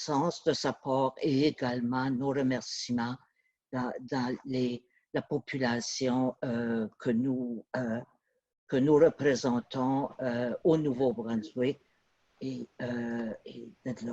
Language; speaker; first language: French; native; French